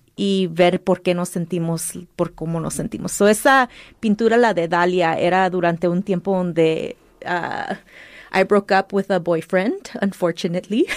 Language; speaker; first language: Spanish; early bilingual, heritage; Spanish